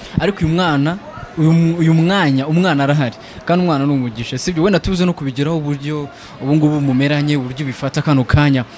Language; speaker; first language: Kinyarwanda; native; Kinyarwanda